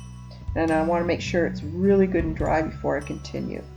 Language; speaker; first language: English; native; English